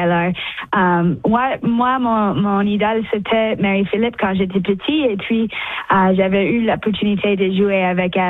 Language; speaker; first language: French; non-native, local second language; English